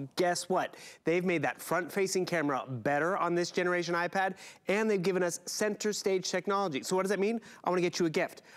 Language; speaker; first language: English; native; English